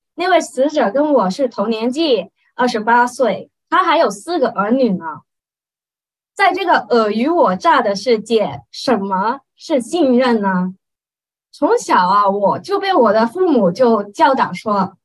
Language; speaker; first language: Chinese; non-native, local second language; Cantonese